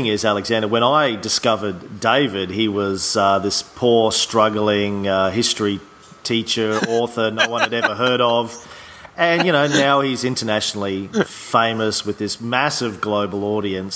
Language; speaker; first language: English; native; English